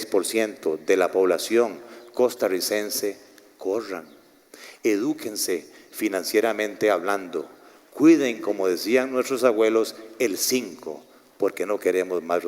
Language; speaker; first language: Spanish; native; Spanish